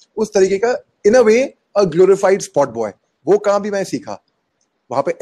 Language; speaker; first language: Hindi; native; Hindi